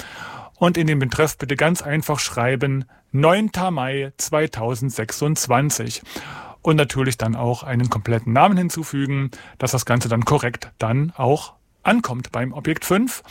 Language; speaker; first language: German; native; German